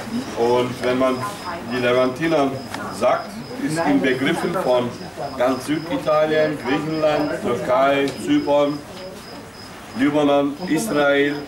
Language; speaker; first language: German; non-native, fluent; Turkish